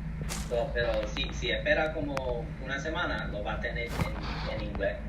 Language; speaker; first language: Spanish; non-native, learner; English